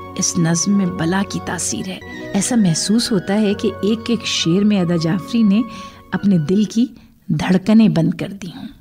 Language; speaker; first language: Urdu; native; Urdu